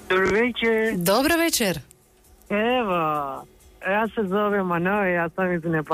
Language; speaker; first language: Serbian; non-native, learner; Nepali